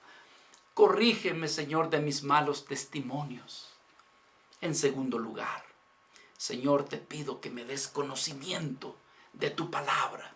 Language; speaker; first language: Spanish; native; Spanish